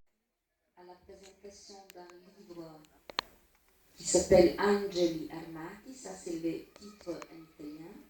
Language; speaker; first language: French; non-native, fluent; Italian